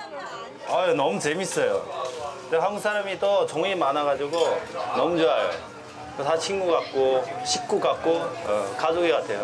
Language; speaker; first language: Korean; non-native, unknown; Chinese